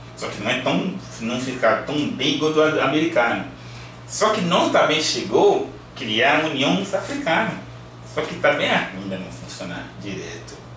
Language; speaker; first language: Portuguese; non-native, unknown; Yoruba